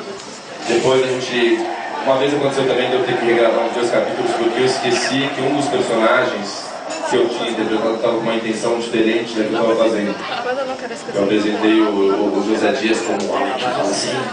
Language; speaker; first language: Portuguese; native; Portuguese